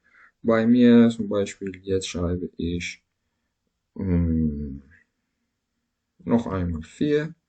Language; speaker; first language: German; non-native, learner; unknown